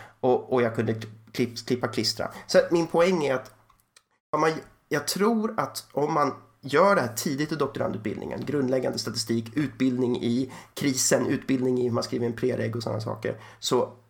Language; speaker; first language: Swedish; native; Swedish